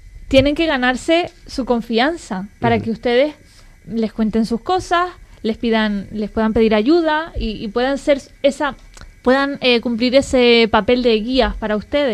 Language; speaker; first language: Spanish; native; Spanish